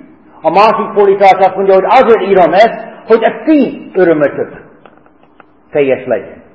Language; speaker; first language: Hungarian; non-native, fluent; English